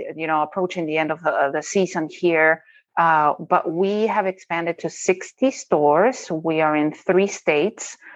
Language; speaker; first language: English; non-native, fluent; Spanish